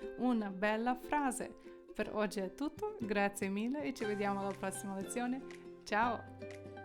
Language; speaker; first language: Italian; non-native, fluent; Ukrainian